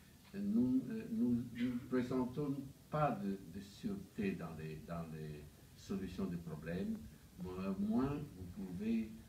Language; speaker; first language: French; non-native, fluent; Italian